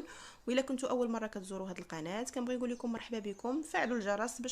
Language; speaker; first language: Arabic; native; Arabic